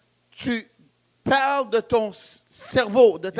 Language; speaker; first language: French; native; French